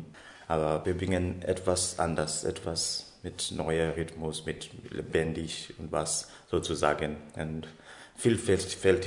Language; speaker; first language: German; non-native, learner; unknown